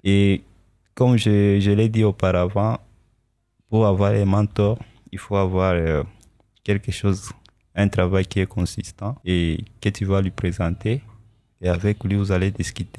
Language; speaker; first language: French; non-native, local second language; Swahili